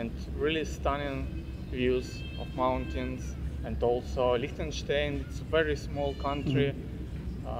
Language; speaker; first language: English; non-native, learner; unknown